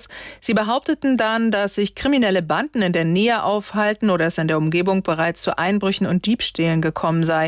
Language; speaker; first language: German; native; German